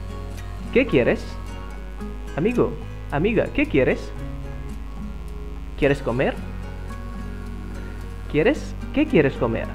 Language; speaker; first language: Spanish; non-native, fluent; Indonesian